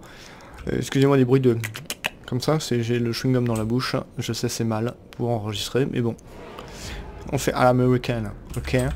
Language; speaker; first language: French; native; French